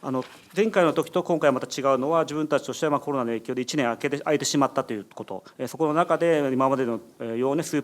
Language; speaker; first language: Japanese; native; Japanese